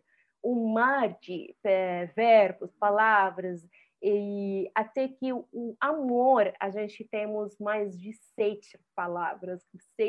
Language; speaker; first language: Portuguese; non-native, fluent; Arabic